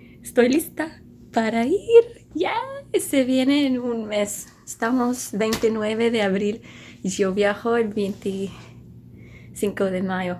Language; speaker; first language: Spanish; non-native, learner; English